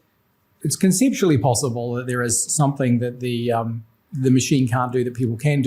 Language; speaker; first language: English; native; English